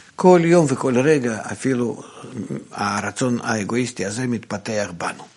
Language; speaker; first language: Hebrew; non-native, fluent; Russian